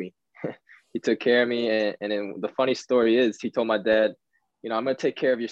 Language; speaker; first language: English; early bilingual, other home language; Japanese